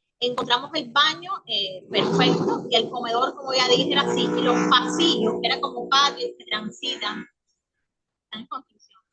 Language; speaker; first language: Spanish; native; Spanish